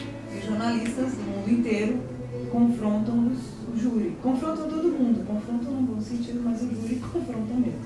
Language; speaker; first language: Portuguese; native; Portuguese